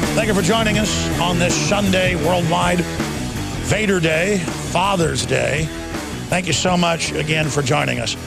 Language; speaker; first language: English; native; English